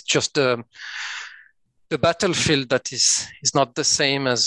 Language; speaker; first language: English; non-native, fluent; French